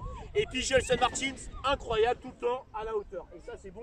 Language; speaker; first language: French; native; French